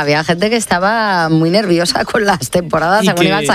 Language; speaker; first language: Spanish; native; Spanish